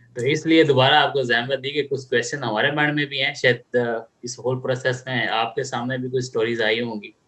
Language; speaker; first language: Urdu; native; Urdu